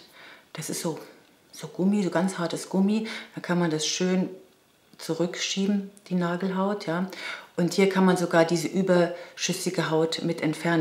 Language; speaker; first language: German; native; German